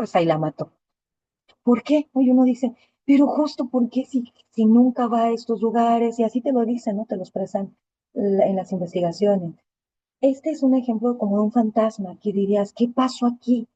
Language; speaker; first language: Spanish; native; Spanish